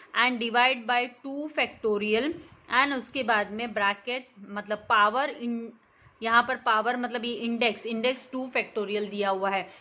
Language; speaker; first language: Hindi; non-native, local second language; Marathi